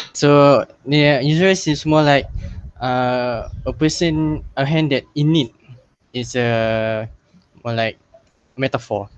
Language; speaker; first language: English; non-native, local second language; Malay